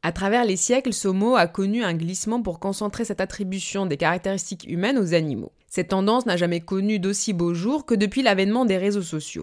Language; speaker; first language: French; native; French